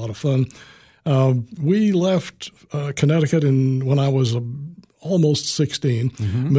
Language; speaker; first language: English; native; English